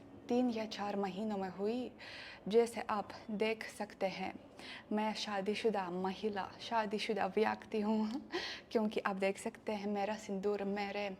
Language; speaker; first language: Hindi; non-native, learner; Russian